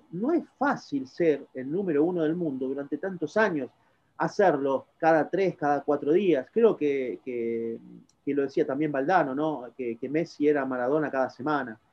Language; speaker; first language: Spanish; native; Spanish